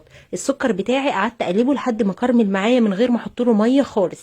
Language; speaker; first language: Arabic; native; Arabic